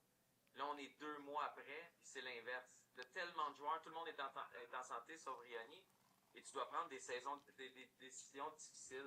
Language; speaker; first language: French; native; French